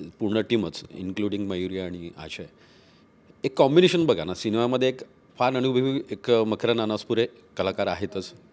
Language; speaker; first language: Marathi; native; Marathi